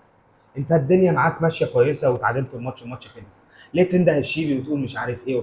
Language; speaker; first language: Arabic; native; Arabic